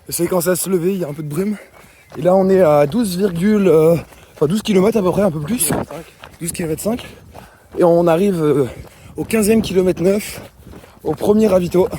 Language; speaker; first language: French; native; French